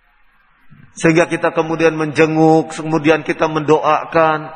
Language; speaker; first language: Indonesian; native; Indonesian